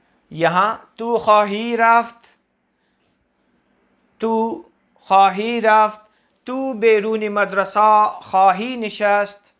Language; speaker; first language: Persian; non-native, fluent; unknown